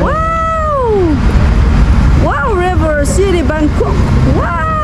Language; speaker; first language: English; non-native, local second language; Filipino